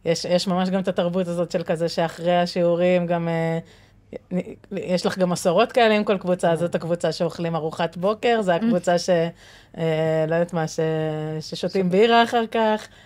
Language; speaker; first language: Hebrew; native; Hebrew